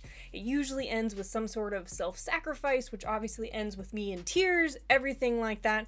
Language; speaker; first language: English; native; English